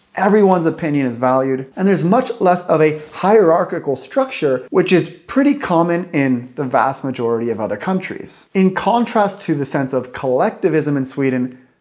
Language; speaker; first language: English; native; English